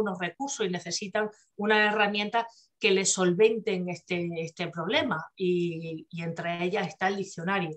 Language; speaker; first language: Spanish; native; Spanish